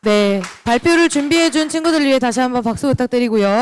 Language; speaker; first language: Korean; native; Korean